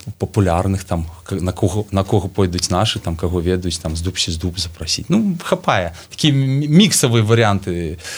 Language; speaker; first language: Belarusian; non-native, local second language; Russian